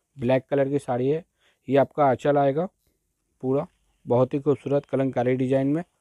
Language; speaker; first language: Hindi; native; Hindi